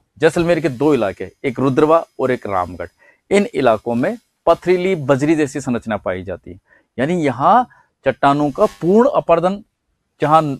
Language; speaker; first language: Hindi; native; Hindi